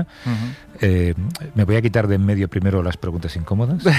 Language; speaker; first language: Spanish; native; Spanish